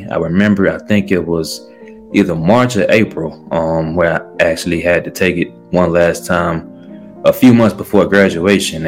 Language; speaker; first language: English; native; English